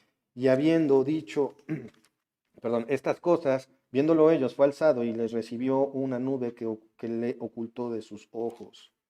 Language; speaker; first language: Spanish; native; Spanish